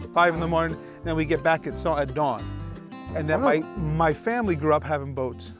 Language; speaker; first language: English; native; English